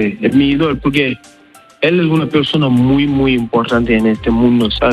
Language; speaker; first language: Spanish; non-native, learner; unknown